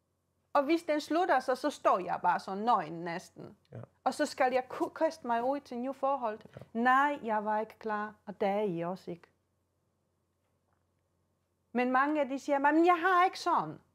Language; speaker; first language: Danish; non-native, fluent; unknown